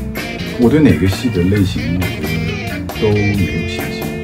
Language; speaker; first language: Chinese; native; Chinese